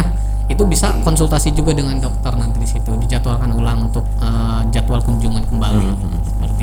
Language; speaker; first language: Indonesian; native; Indonesian